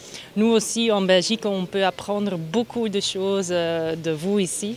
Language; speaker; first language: French; non-native, local second language; Dutch